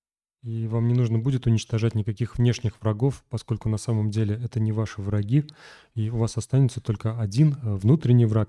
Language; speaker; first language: Russian; native; Russian